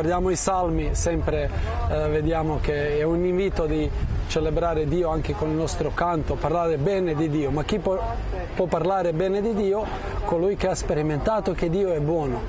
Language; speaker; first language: Italian; non-native, fluent; Croatian